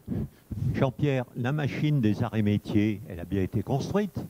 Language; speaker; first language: French; native; French